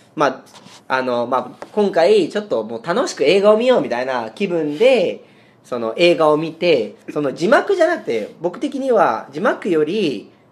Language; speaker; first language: Japanese; non-native, fluent; Spanish